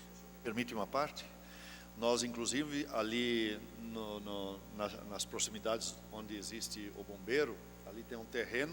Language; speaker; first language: Portuguese; native; Portuguese